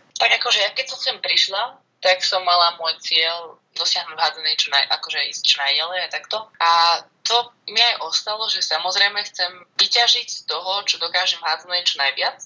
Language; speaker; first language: Slovak; native; Slovak